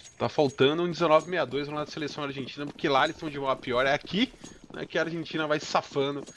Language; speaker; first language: Portuguese; native; Portuguese